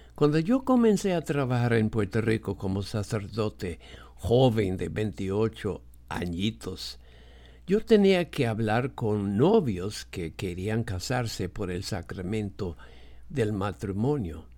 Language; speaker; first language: Spanish; non-native, fluent; English